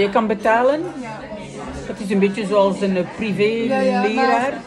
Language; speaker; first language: Dutch; non-native, fluent; French